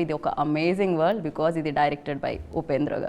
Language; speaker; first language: Telugu; native; Telugu